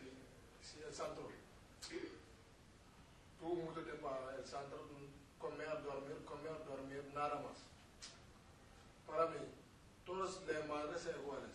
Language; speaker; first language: Spanish; non-native, learner; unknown